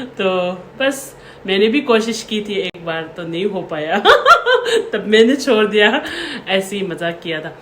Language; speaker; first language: Hindi; non-native, local second language; Tibetan